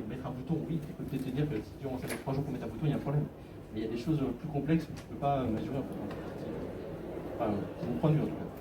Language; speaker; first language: French; native; French